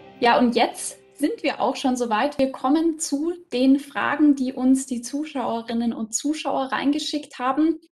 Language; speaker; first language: German; native; German